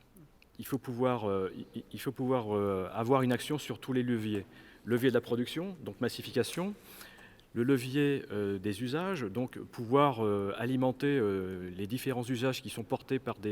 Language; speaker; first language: French; native; French